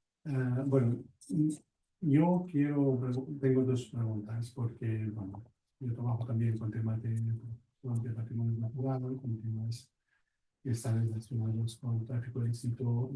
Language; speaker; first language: Spanish; non-native, fluent; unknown